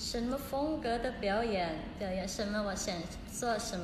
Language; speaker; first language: Chinese; non-native, learner; Thai